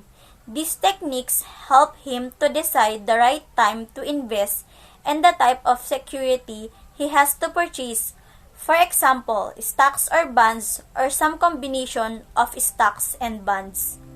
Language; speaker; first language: English; non-native, local second language; Filipino